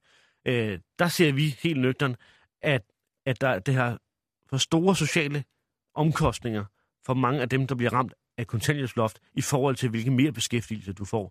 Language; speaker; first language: Danish; early bilingual, other home language; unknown